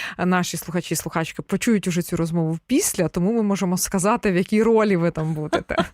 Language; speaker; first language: Ukrainian; native; Ukrainian